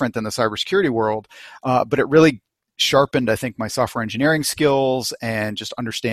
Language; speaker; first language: English; native; English